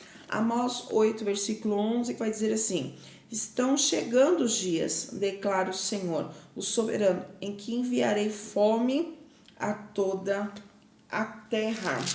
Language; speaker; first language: Portuguese; native; Portuguese